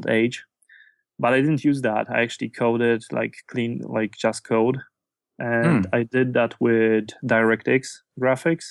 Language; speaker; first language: English; non-native, fluent; Polish